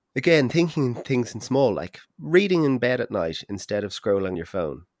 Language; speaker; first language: English; native; English